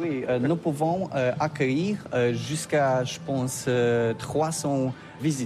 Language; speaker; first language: French; non-native, learner; Polish